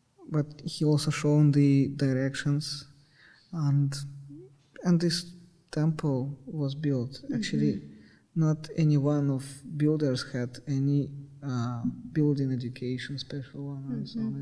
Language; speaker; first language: English; non-native, fluent; Russian